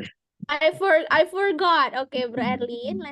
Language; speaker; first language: English; non-native, fluent; Indonesian